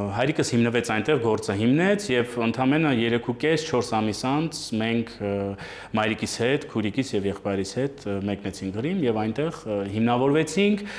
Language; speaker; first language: Armenian; early bilingual, heritage; Armenian